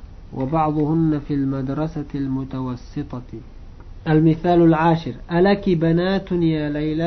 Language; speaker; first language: Arabic; non-native, fluent; Uzbek